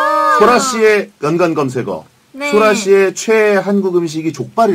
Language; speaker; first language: Korean; native; Korean